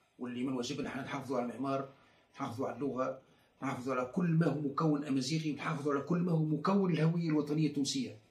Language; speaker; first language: Arabic; non-native, local second language; Berber languages